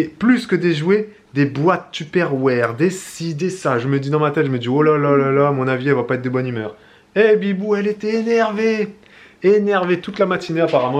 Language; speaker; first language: French; native; French